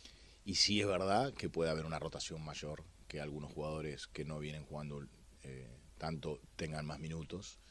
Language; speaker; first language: Spanish; native; Spanish